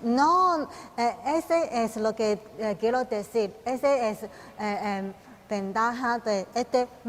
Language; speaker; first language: Spanish; non-native, learner; Chinese